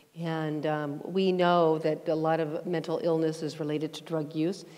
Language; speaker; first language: English; native; English